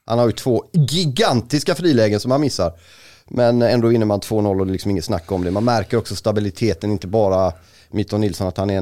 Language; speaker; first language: Swedish; native; Swedish